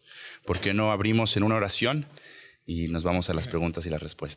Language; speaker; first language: Spanish; native; Spanish